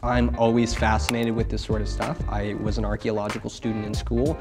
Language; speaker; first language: English; native; English